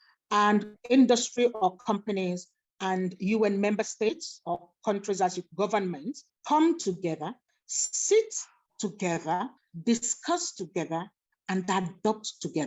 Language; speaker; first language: English; non-native, local second language; Igbo